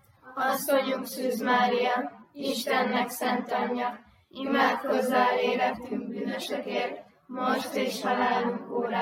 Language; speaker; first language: Hungarian; native; Hungarian